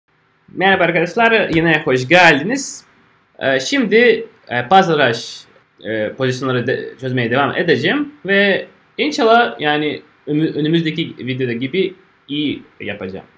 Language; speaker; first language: Turkish; non-native, fluent; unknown